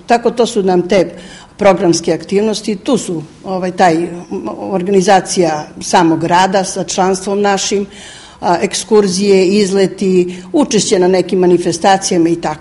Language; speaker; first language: Serbian; native; Serbian